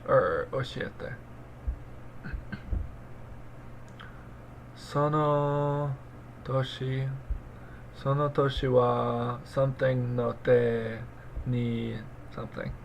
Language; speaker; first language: Japanese; non-native, learner; English